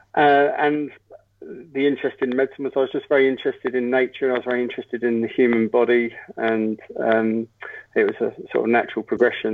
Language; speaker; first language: English; native; English